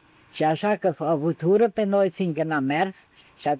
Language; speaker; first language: Romanian; non-native, local second language; German